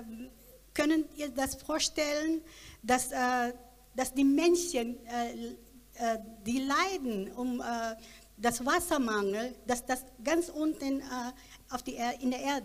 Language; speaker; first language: German; non-native, learner; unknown